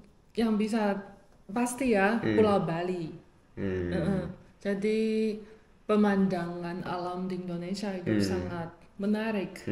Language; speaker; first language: Indonesian; non-native, fluent; Chinese